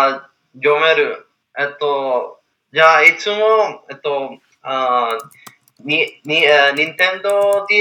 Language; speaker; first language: Japanese; non-native, learner; English